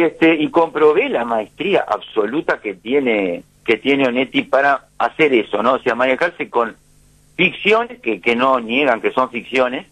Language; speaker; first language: Spanish; native; Spanish